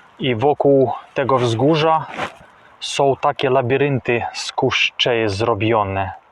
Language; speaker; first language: Polish; non-native, fluent; Russian